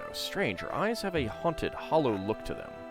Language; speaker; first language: English; native; English